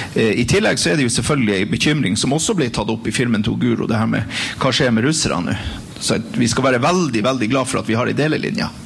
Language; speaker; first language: Norwegian; native; Norwegian